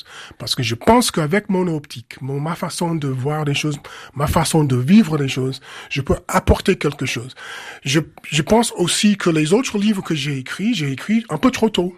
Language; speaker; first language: French; non-native, fluent; English